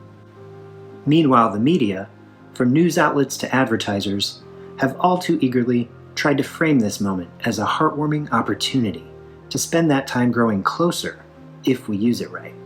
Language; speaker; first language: English; native; English